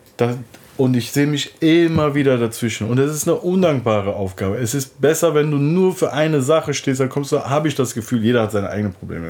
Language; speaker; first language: German; early bilingual, other home language; Turkish